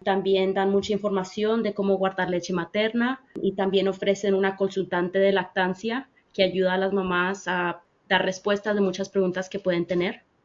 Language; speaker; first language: Spanish; early bilingual, heritage; Spanish